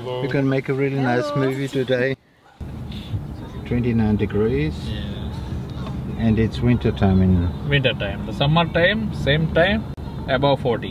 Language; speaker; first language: English; non-native, learner; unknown